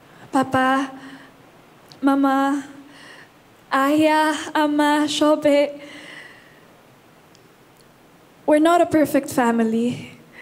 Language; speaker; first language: English; non-native, local second language; Filipino